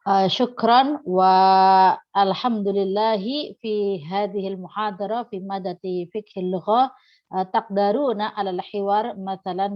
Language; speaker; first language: Arabic; non-native, fluent; Indonesian